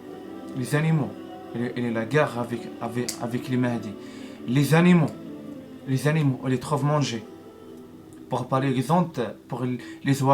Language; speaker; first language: French; non-native, learner; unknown